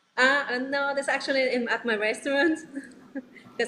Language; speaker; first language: English; non-native, learner; Italian